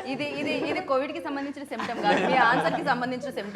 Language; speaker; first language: Telugu; native; Telugu